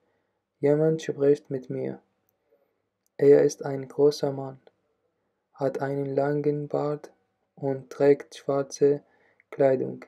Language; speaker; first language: German; non-native, learner; Arabic